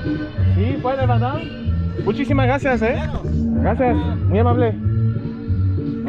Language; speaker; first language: Spanish; non-native, learner; French